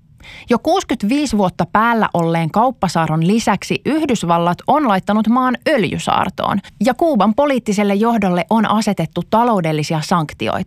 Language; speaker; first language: Finnish; native; Finnish